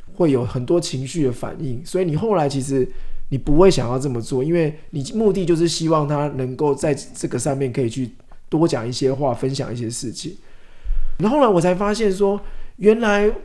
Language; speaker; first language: Chinese; native; Chinese